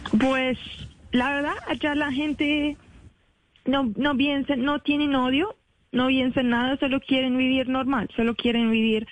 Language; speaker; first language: Spanish; non-native, learner; Arabic